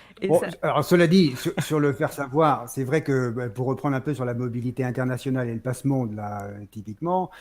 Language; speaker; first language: French; native; French